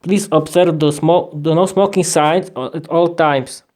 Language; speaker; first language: English; non-native, learner; Slovak